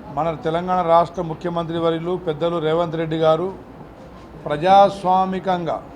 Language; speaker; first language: Telugu; non-native, local second language; Lambadi